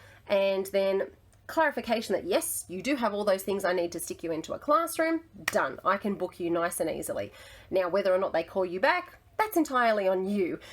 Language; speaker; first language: English; native; English